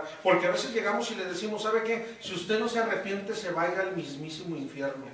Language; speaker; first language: Spanish; native; Spanish